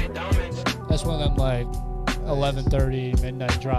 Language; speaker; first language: English; native; English